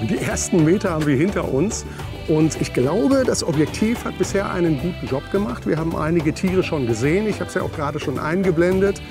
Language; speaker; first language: German; native; German